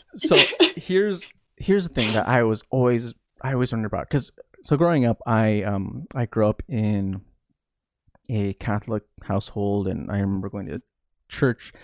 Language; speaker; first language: English; early bilingual, other home language; Filipino